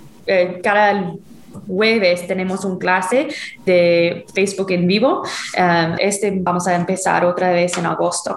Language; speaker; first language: Spanish; non-native, fluent; English